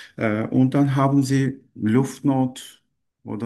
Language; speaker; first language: German; non-native, learner; Turkish